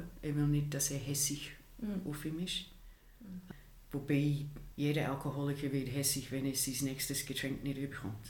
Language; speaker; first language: German; non-native, fluent; English